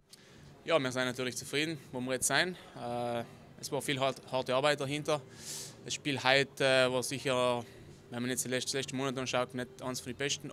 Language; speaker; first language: German; native; German